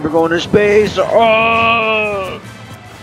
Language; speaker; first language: English; native; English